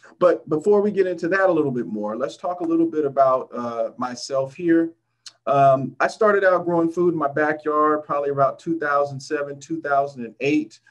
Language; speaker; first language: English; native; English